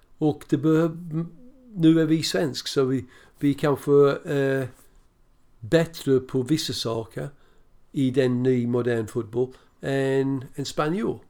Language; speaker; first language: Swedish; non-native, fluent; English